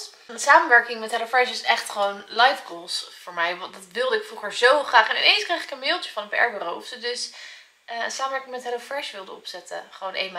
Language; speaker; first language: Dutch; native; Dutch